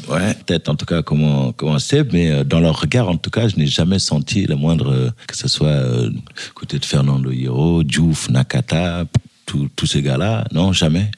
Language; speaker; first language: French; early bilingual, other home language; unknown